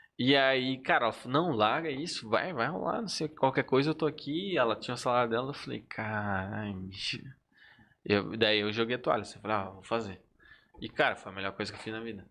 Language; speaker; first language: Portuguese; native; Portuguese